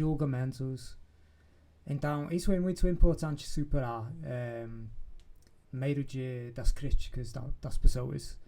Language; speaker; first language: Portuguese; non-native, fluent; English